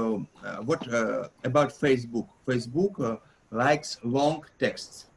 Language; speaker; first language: English; non-native, learner; Russian